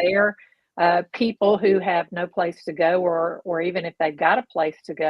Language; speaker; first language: English; native; English